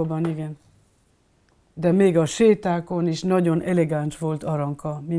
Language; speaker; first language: Hungarian; non-native, learner; French